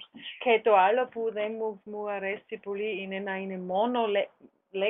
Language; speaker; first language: Greek; non-native, learner; German